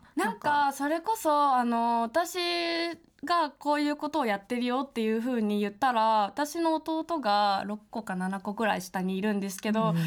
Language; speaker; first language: Japanese; native; Japanese